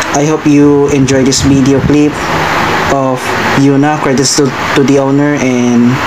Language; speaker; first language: English; non-native, local second language; Filipino